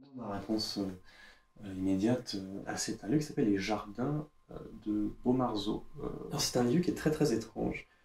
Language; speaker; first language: French; native; French